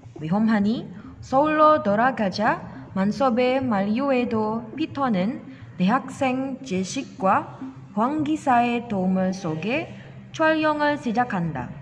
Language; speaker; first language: Korean; non-native, learner; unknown